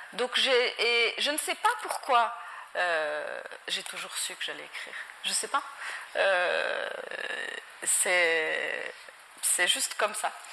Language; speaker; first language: French; non-native, local second language; Arabic